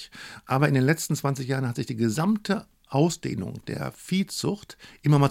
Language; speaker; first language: German; native; German